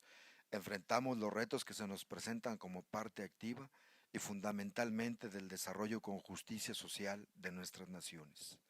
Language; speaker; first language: Spanish; native; Spanish